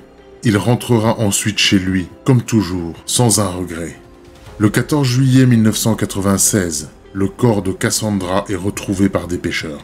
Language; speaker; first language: French; native; French